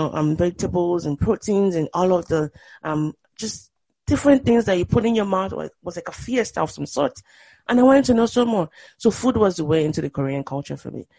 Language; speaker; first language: English; non-native, local second language; Yoruba